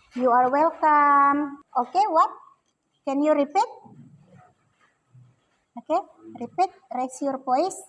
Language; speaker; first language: English; non-native, learner; Indonesian